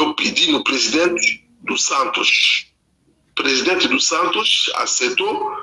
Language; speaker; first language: Portuguese; non-native, learner; Lingala